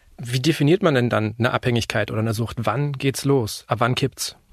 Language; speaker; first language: German; native; German